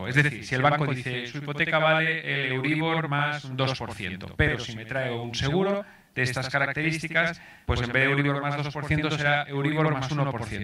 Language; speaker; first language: Spanish; native; Spanish